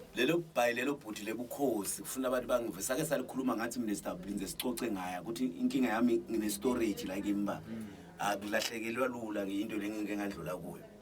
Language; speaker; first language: Zulu; non-native, local second language; Swati